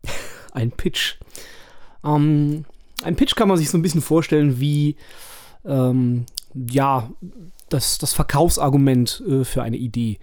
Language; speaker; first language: German; native; German